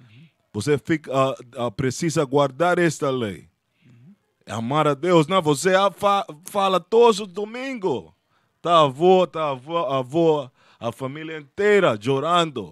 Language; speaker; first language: Portuguese; non-native, fluent; Spanish